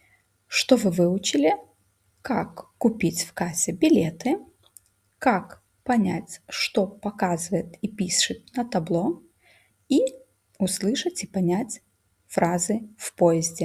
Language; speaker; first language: Russian; non-native, fluent; Lithuanian